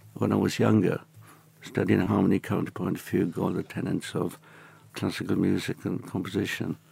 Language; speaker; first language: English; native; English